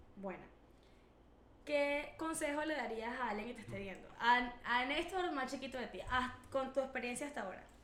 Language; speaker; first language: Spanish; native; Spanish